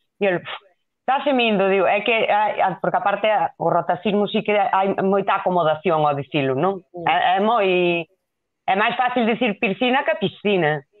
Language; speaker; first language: Galician; non-native, local second language; Spanish